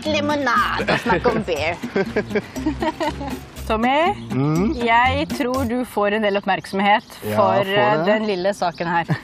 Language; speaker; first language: Norwegian; native; Norwegian